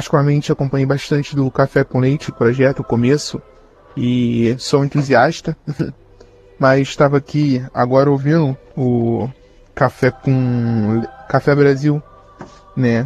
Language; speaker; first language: Portuguese; native; Portuguese